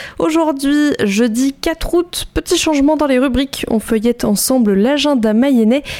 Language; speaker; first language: French; native; French